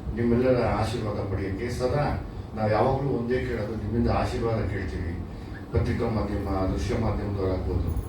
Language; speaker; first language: Kannada; native; Kannada